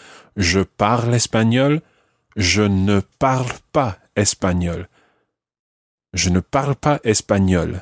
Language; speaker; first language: French; non-native, fluent; English